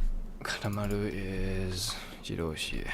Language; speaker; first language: Japanese; non-native, learner; English